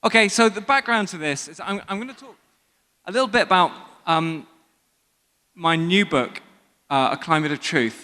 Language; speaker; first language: English; native; English